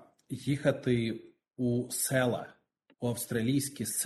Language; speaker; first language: Ukrainian; non-native, local second language; Russian